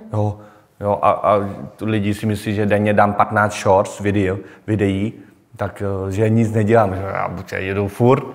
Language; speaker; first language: Czech; non-native, fluent; Vietnamese